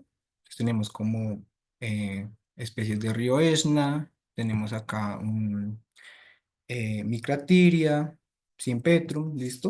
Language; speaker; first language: Spanish; native; Spanish